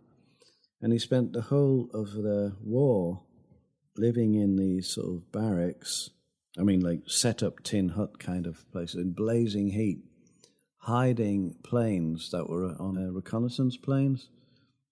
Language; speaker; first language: English; native; English